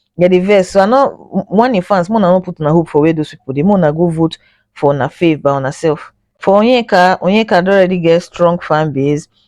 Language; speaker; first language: Nigerian Pidgin; native; Nigerian Pidgin